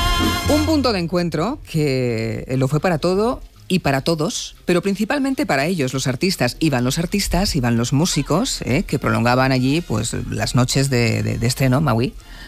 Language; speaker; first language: Spanish; native; Spanish